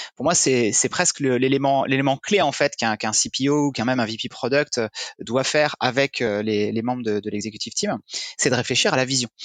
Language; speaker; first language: French; native; French